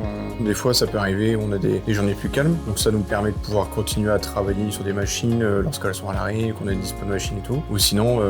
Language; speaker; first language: French; native; French